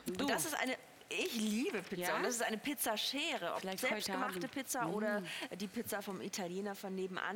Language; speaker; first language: German; native; German